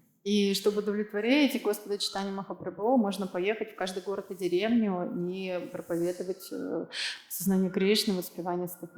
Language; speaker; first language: Russian; native; Russian